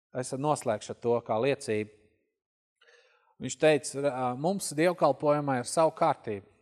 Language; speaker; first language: Latvian; native; Latvian